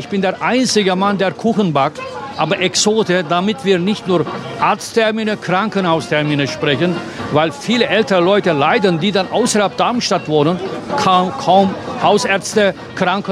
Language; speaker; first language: German; non-native, fluent; Turkish